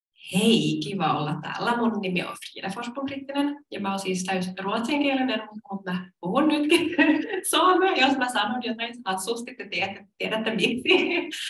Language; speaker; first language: Finnish; non-native, local second language; Swedish